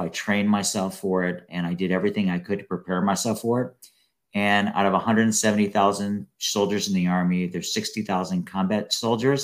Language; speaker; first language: English; native; English